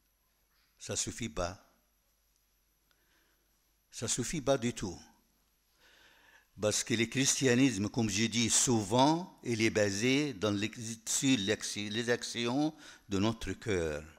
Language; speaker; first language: French; non-native, fluent; Arabic